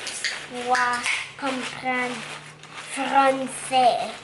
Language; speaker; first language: French; early bilingual, heritage; English